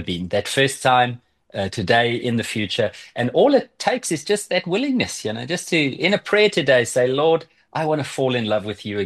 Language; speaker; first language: English; native; English